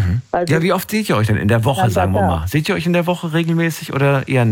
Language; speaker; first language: German; native; German